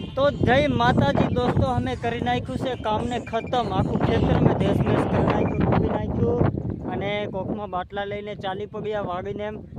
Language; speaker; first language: Gujarati; non-native, local second language; Bhili